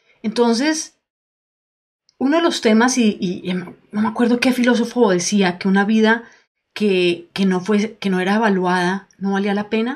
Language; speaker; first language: Spanish; native; Spanish